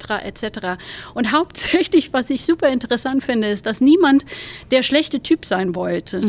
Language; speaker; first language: German; non-native, fluent; English